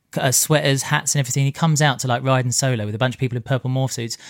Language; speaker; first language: English; native; English